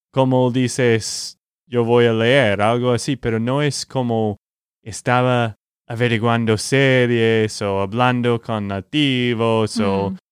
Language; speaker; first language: Spanish; non-native, fluent; English